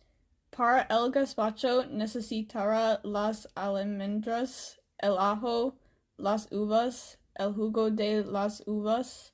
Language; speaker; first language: Spanish; non-native, learner; English